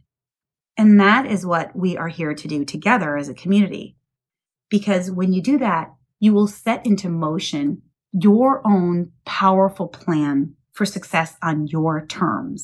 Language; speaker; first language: English; native; English